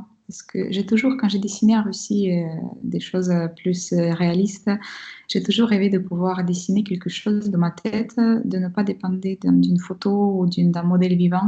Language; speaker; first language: French; non-native, fluent; Russian